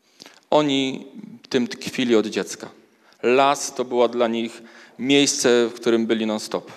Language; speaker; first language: Polish; native; Polish